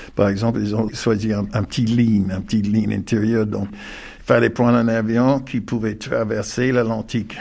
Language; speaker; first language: French; non-native, fluent; English